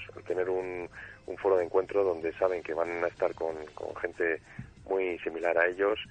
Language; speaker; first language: Spanish; native; Spanish